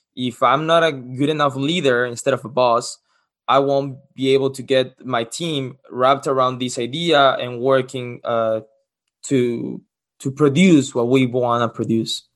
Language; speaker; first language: English; non-native, fluent; Spanish